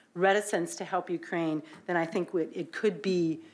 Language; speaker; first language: English; native; English